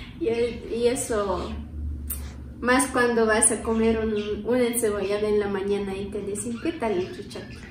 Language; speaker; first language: Spanish; non-native, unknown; Ukrainian